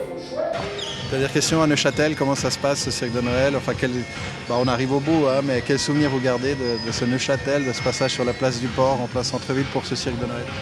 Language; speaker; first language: French; native; French